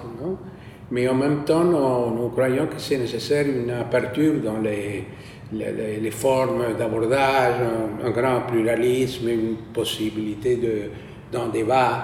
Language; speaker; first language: French; non-native, fluent; Spanish